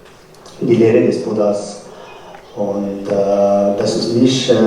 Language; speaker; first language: German; non-native, fluent; Tibetan